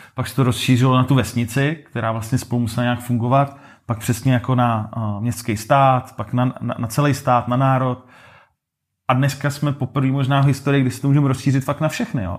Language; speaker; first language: Czech; native; Czech